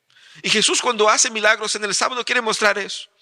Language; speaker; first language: Spanish; native; Spanish